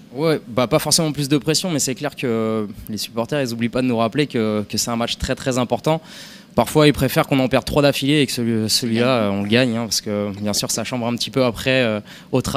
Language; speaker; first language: French; native; French